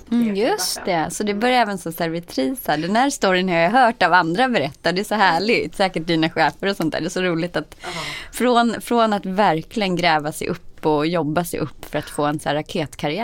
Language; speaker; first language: Swedish; native; Swedish